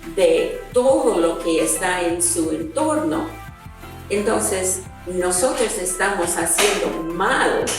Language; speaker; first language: Spanish; non-native, fluent; English